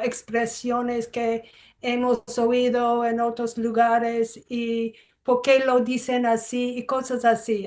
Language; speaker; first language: Spanish; non-native, fluent; English